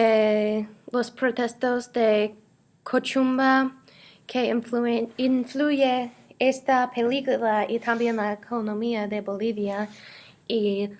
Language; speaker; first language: Spanish; non-native, learner; English